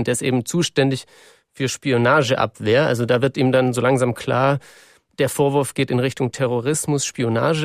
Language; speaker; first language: German; native; German